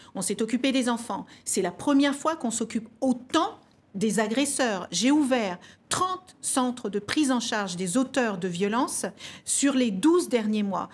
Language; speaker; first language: French; early bilingual, other home language; Kabuverdianu